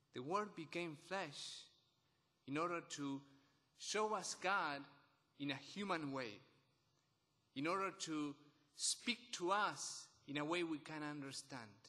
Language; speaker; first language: English; non-native, fluent; Spanish